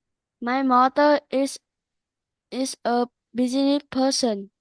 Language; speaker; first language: English; non-native, learner; Vietnamese